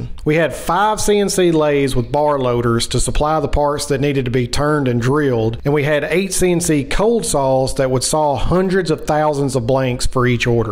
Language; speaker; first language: English; native; English